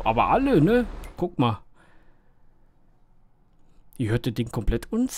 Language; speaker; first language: German; native; German